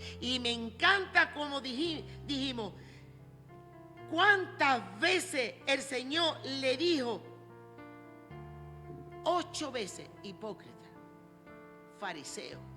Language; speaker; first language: Spanish; native; Spanish